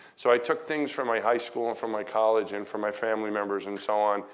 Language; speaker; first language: English; native; English